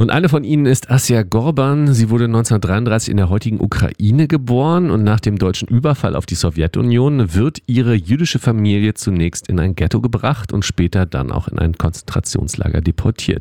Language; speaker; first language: German; native; German